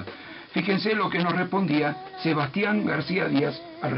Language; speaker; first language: Spanish; native; Spanish